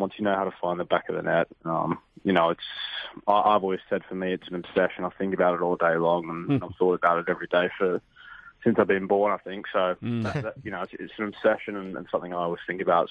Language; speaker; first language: English; native; English